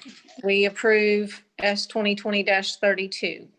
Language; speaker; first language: English; native; English